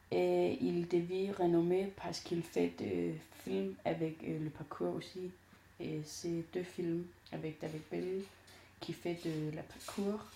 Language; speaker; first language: French; non-native, learner; Danish